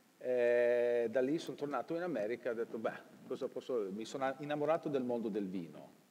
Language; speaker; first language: Italian; early bilingual, heritage; Italian